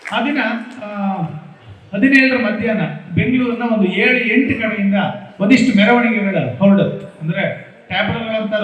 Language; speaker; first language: Kannada; native; Kannada